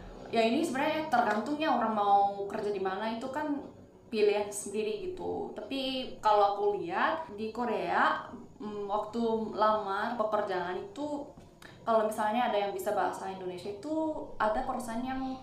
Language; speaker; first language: Indonesian; non-native, fluent; Korean